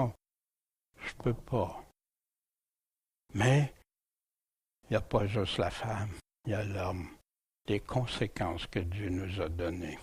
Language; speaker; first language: French; native; French